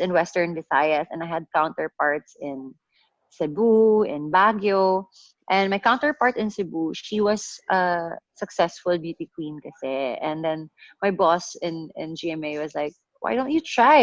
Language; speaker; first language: English; non-native, local second language; Hiligaynon